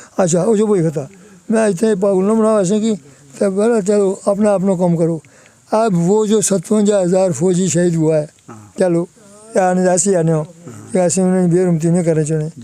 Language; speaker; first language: Urdu; non-native, local second language; Pahari-Potwari